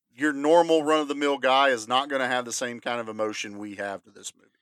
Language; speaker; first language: English; native; English